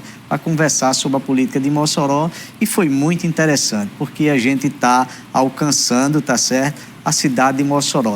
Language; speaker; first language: Portuguese; native; Portuguese